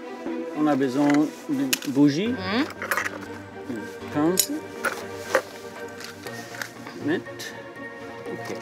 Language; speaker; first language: French; non-native, learner; German